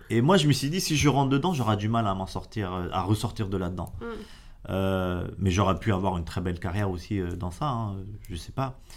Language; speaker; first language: French; early bilingual, other home language; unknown